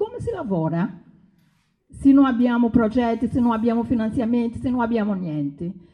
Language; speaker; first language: Italian; non-native, fluent; Spanish